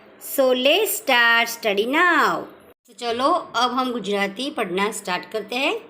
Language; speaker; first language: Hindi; non-native, local second language; Gujarati